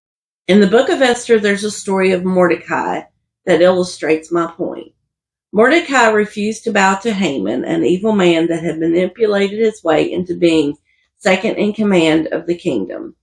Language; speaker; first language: English; native; English